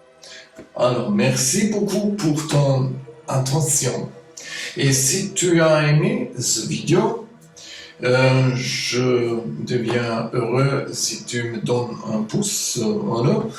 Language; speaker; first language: French; non-native, fluent; German